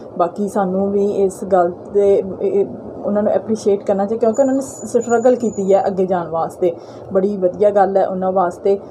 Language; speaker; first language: Punjabi; native; Punjabi